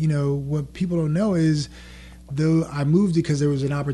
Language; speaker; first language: English; early bilingual, other home language; French